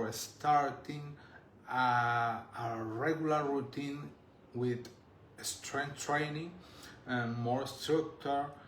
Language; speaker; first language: English; non-native, learner; Spanish